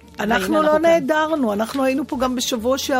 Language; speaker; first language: Hebrew; native; Hebrew